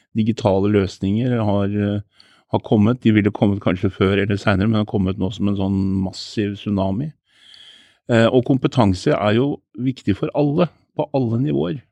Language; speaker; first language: Norwegian; native; Norwegian